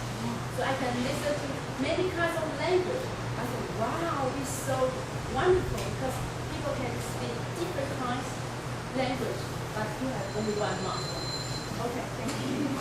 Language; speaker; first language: English; non-native, learner; Chinese